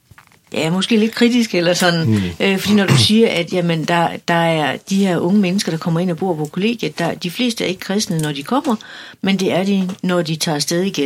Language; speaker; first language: Danish; native; Danish